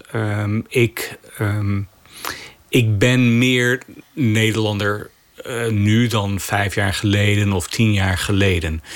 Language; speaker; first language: Dutch; non-native, fluent; English